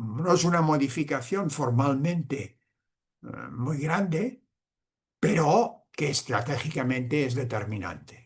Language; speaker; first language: Spanish; non-native, local second language; Catalan